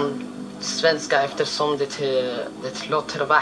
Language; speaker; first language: Swedish; non-native, learner; Filipino